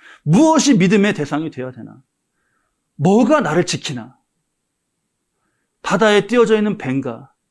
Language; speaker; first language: Korean; native; Korean